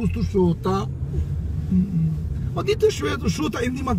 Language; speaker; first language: Filipino; non-native, learner; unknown